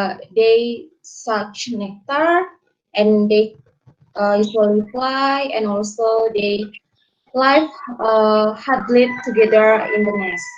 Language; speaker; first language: English; non-native, learner; Indonesian